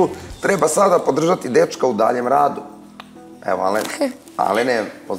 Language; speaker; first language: Serbian; native; Serbian